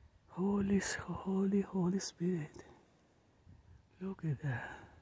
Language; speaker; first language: English; non-native, learner; Spanish